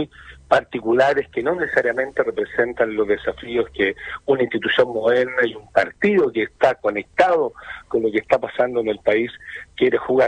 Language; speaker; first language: Spanish; native; Spanish